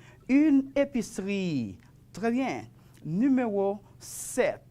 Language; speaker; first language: French; non-native, fluent; Spanish